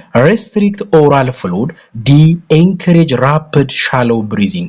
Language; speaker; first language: English; non-native, local second language; Amharic